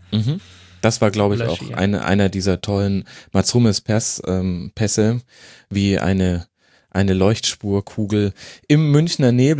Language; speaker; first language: German; native; German